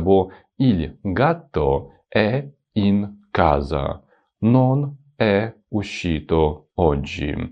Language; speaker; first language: Italian; non-native, fluent; Ukrainian